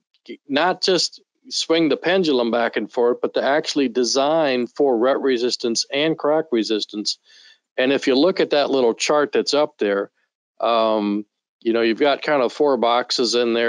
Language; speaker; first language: English; native; English